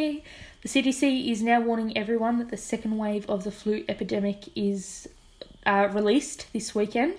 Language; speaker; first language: English; native; English